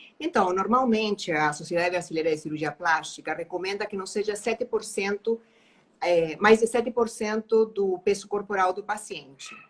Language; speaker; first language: Portuguese; non-native, fluent; Spanish